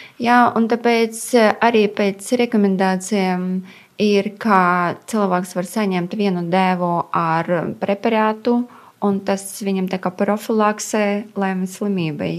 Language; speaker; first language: Latvian; non-native, local second language; Russian